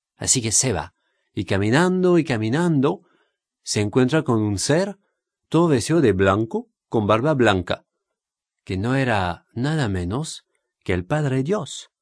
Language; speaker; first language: Spanish; non-native, fluent; French